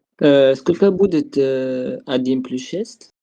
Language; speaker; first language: Russian; non-native, learner; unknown